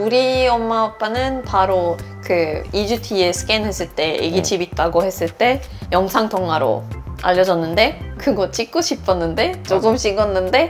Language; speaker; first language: Korean; non-native, fluent; Swedish